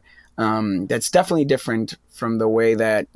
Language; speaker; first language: English; non-native, fluent; Spanish